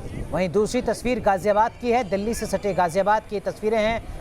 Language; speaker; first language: Hindi; native; Hindi